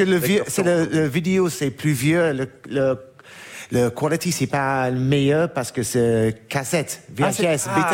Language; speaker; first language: French; non-native, learner; English